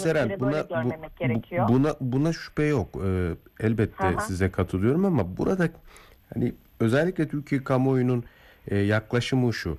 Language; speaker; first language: Turkish; native; Turkish